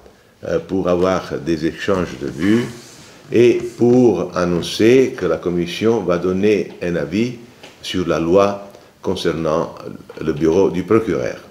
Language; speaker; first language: French; non-native, fluent; Italian